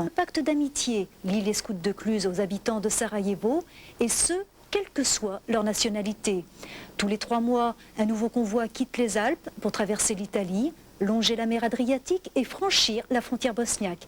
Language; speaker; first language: French; native; French